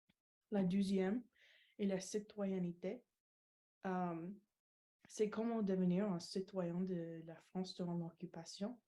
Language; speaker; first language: French; non-native, learner; English